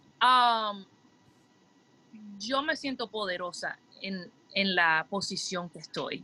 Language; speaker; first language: Spanish; early bilingual, heritage; Spanish